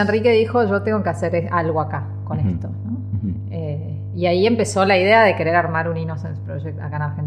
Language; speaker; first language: Spanish; native; Spanish